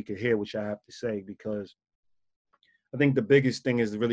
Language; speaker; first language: English; native; English